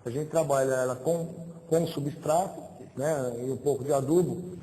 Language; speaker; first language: Portuguese; native; Portuguese